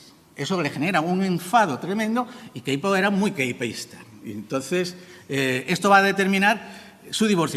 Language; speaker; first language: Spanish; native; Spanish